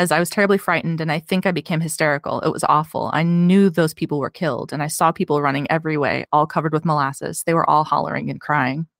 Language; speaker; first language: English; native; English